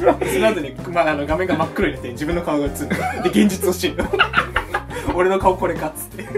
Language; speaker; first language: Japanese; native; Japanese